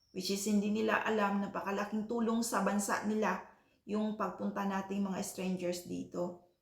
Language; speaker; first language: Filipino; non-native, local second language; Cebuano